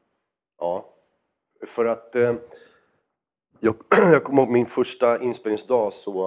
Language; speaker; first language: Swedish; native; Swedish